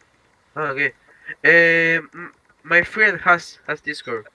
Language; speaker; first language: English; non-native, learner; Spanish